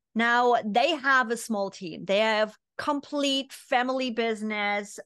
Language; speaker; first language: English; non-native, fluent; German